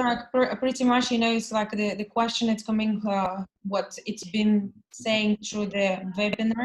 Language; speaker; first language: English; non-native, learner; Russian